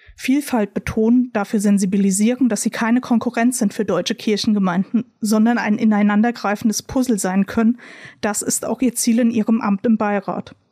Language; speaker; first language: German; early bilingual, other home language; Croatian